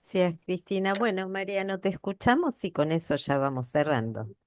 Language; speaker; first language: Spanish; native; Spanish